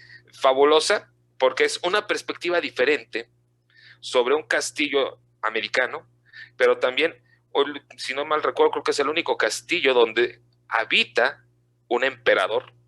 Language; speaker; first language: Spanish; native; Spanish